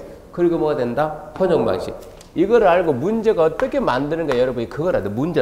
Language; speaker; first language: Korean; native; Korean